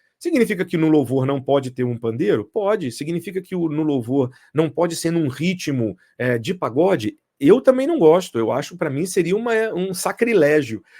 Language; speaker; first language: Portuguese; native; Portuguese